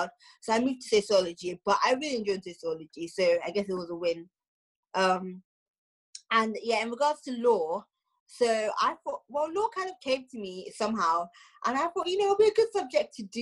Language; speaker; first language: English; native; English